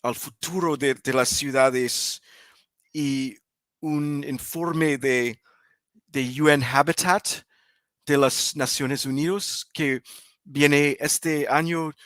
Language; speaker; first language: Spanish; non-native, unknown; English